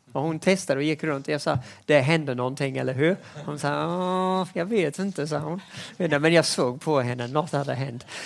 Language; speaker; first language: Swedish; non-native, fluent; English